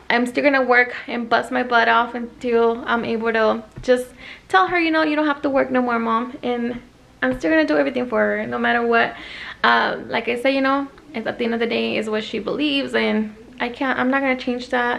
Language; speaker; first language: English; early bilingual, other home language; Spanish